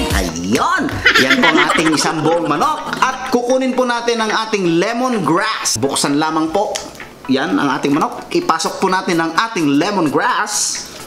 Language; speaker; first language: Filipino; non-native, local second language; Iloko